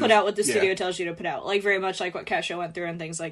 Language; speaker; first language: English; native; English